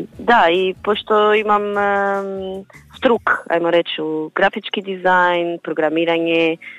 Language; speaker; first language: Croatian; non-native, learner; Portuguese